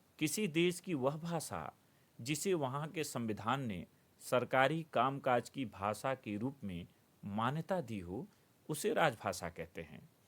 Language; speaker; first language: Hindi; native; Hindi